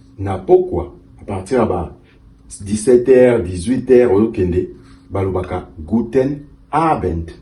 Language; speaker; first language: Lingala; early bilingual, heritage; Lingala